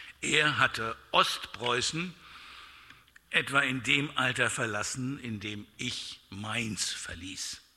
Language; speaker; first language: German; native; German